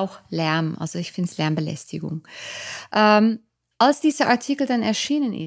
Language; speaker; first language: German; native; German